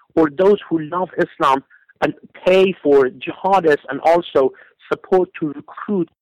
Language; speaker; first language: English; non-native, fluent; Persian